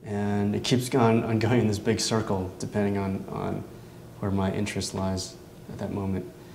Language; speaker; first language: English; native; English